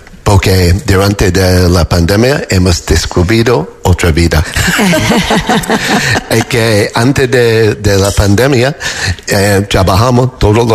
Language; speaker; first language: Spanish; non-native, fluent; English